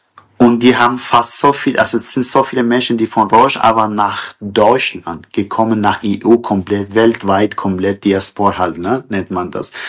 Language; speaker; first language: German; non-native, learner; Kurdish